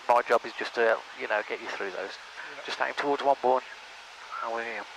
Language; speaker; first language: English; native; English